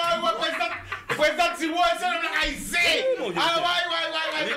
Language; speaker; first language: French; non-native, local second language; Guadeloupean Creole French